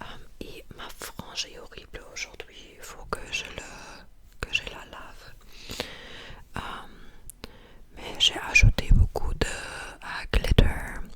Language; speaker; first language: French; non-native, fluent; English